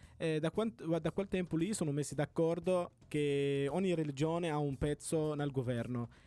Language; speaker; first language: Italian; non-native, fluent; Arabic